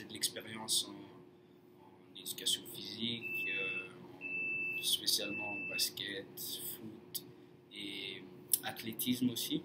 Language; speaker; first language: French; non-native, fluent; English